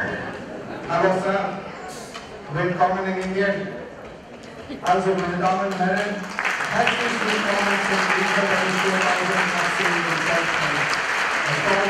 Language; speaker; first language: German; non-native, fluent; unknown